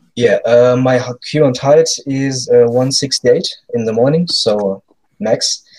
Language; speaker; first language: English; non-native, fluent; German